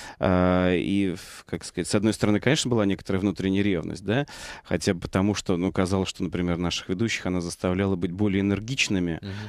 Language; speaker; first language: Russian; native; Russian